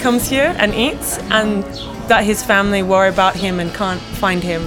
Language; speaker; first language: English; native; English